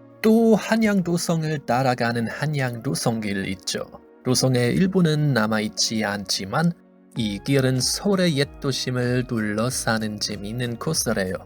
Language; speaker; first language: Korean; non-native, fluent; German